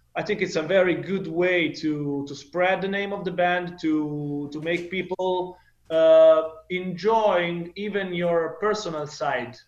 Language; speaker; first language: English; non-native, fluent; Italian